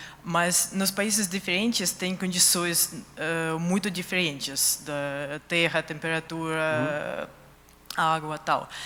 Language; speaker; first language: Portuguese; non-native, fluent; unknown